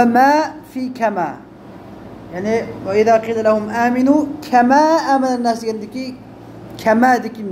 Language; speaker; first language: Arabic; non-native, fluent; Uyghur